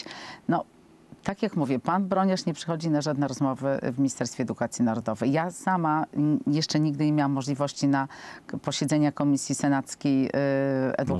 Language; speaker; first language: Polish; native; Polish